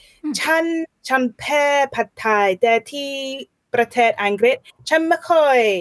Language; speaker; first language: Thai; non-native, learner; English